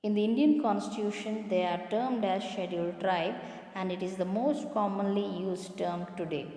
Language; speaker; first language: English; non-native, local second language; Kannada